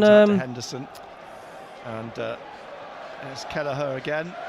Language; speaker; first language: English; native; English